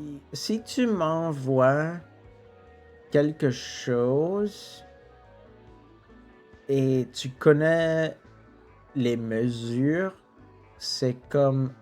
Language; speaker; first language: French; non-native, local second language; English